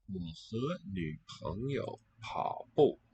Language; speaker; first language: Chinese; non-native, learner; English